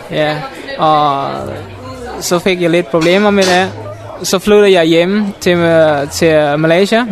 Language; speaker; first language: Danish; non-native, learner; Mon